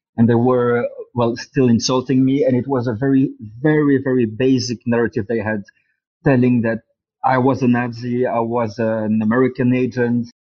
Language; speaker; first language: English; non-native, fluent; Dutch